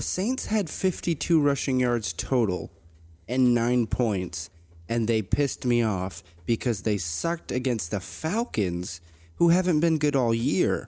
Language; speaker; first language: English; native; English